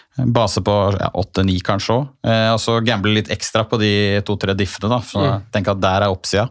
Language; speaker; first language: Norwegian; native; Norwegian